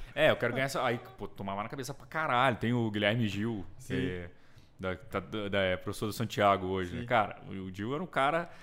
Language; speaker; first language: Portuguese; native; Portuguese